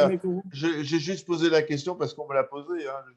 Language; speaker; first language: French; native; French